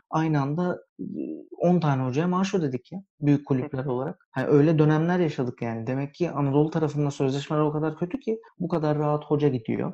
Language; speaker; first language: Turkish; early bilingual, heritage; Turkish